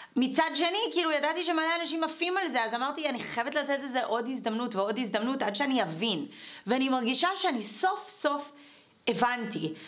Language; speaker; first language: Hebrew; native; Hebrew